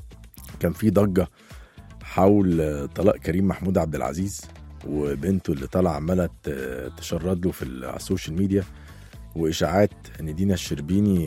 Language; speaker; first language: Arabic; native; Arabic